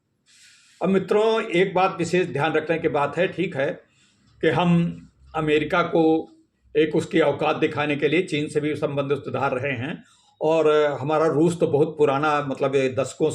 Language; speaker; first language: Hindi; native; Hindi